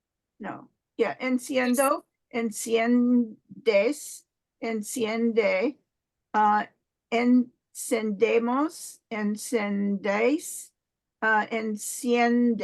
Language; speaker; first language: Spanish; non-native, learner; English